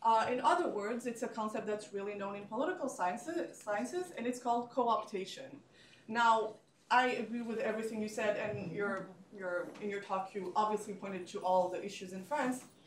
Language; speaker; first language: English; non-native, fluent; French